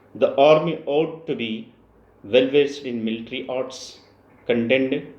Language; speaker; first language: English; non-native, local second language; Telugu